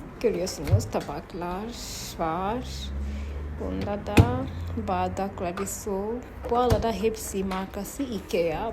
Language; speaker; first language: Turkish; non-native, fluent; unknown